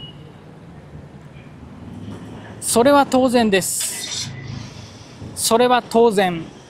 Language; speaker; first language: Japanese; native; Japanese